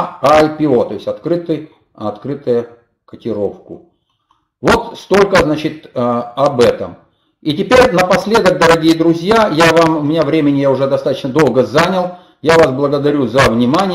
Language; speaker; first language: Russian; native; Russian